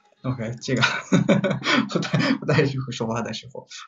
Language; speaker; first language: Chinese; non-native, learner; Japanese